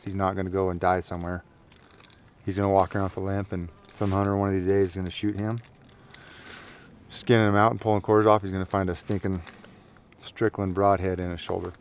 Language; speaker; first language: English; native; English